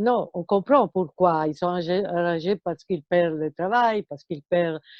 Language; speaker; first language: French; non-native, fluent; Italian